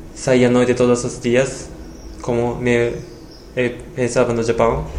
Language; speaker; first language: Portuguese; non-native, learner; Japanese